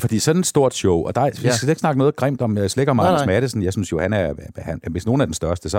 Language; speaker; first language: Danish; native; Danish